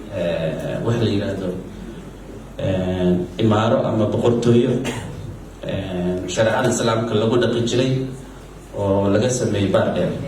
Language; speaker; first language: Somali; native; Somali